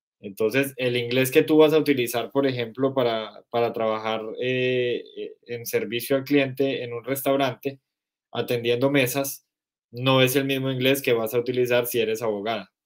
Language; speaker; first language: Spanish; native; Spanish